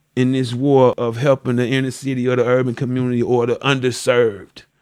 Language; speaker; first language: English; native; English